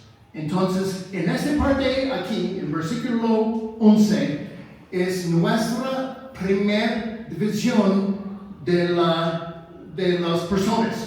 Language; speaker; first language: Spanish; non-native, fluent; English